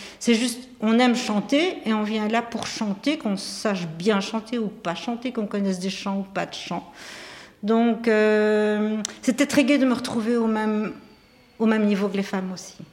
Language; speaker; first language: French; native; French